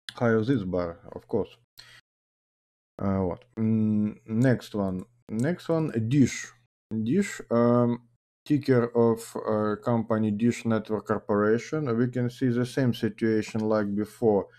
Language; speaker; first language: English; non-native, learner; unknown